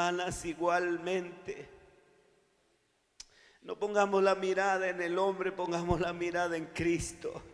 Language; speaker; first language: Spanish; native; Spanish